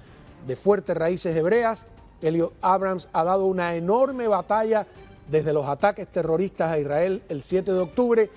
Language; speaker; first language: Spanish; native; Spanish